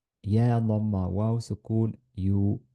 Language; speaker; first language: Arabic; non-native, fluent; Estonian